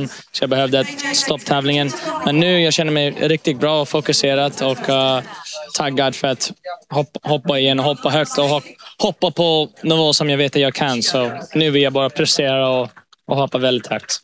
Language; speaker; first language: Swedish; early bilingual, heritage; English